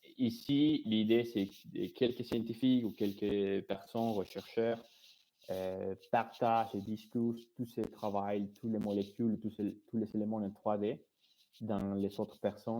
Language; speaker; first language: French; non-native, fluent; Spanish